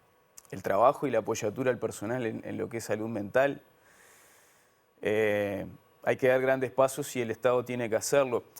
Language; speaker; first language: Spanish; native; Spanish